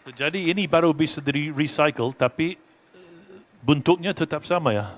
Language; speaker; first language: Indonesian; non-native, learner; English